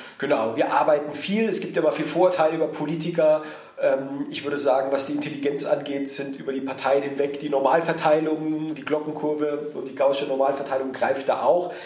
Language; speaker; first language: German; native; German